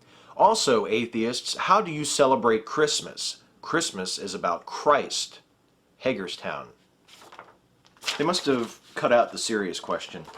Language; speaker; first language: English; native; English